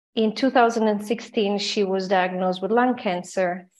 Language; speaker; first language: English; non-native, fluent; Croatian